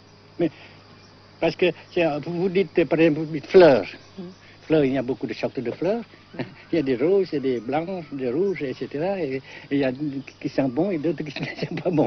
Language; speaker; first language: French; non-native, fluent; Vietnamese